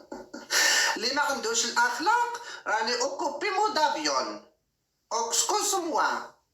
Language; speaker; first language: Arabic; native; Arabic